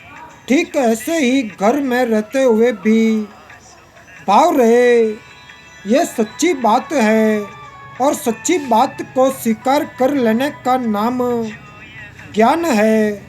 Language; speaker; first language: Hindi; native; Hindi